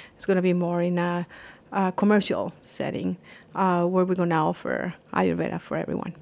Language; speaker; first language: English; non-native, fluent; Spanish